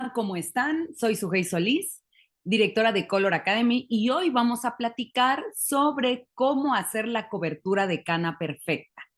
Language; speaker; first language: Spanish; native; Spanish